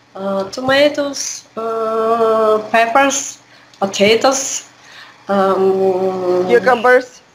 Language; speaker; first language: English; non-native, learner; Russian